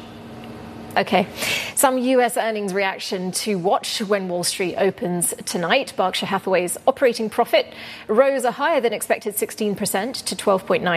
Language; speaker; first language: English; native; English